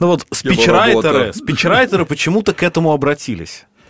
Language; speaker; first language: Russian; native; Russian